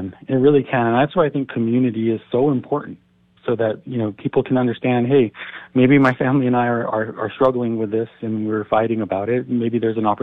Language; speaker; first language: English; native; English